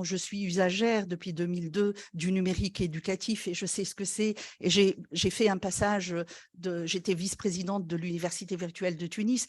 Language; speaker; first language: French; non-native, local second language; Arabic